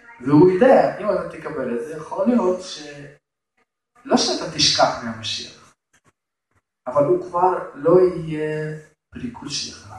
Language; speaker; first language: Hebrew; non-native, fluent; Russian